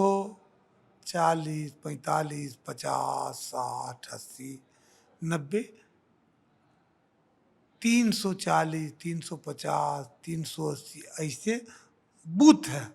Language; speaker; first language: Hindi; native; Hindi